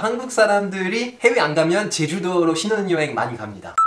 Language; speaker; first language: Korean; non-native, fluent; French